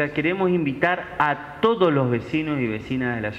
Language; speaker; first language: Spanish; native; Spanish